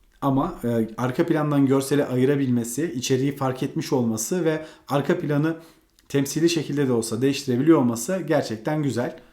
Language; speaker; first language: Turkish; native; Turkish